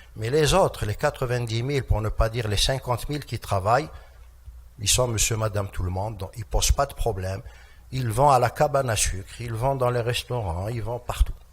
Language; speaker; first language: French; non-native, local second language; Kabyle